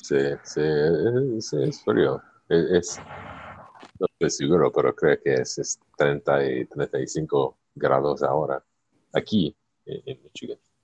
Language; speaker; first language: Spanish; non-native, learner; English